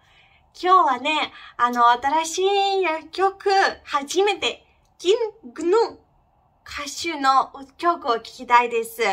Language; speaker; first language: Japanese; non-native, learner; Ukrainian